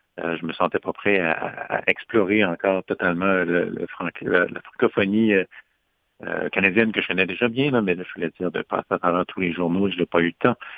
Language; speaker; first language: French; native; French